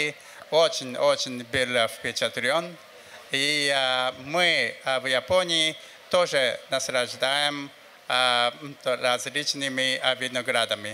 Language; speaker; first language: Russian; non-native, fluent; Japanese